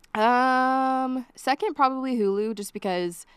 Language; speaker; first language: English; native; English